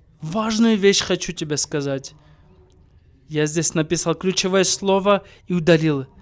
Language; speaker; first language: Russian; non-native, local second language; Armenian